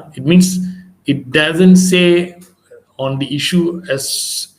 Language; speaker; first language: English; non-native, local second language; Malay